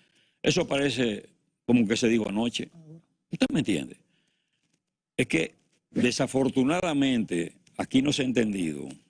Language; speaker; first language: Spanish; native; Spanish